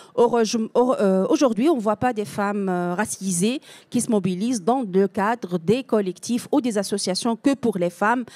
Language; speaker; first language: French; non-native, local second language; Arabic